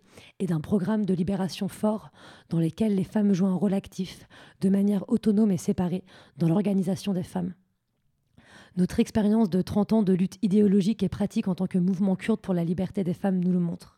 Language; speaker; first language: French; native; French